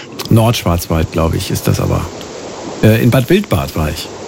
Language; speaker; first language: German; native; German